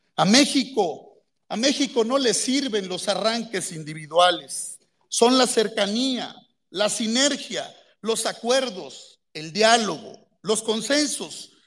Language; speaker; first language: Spanish; native; Spanish